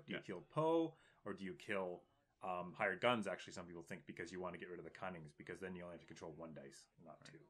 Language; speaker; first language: English; native; English